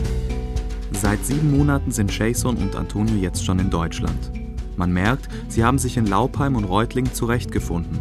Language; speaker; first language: German; native; German